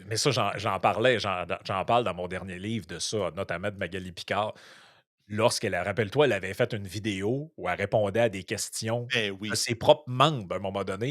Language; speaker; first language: French; native; French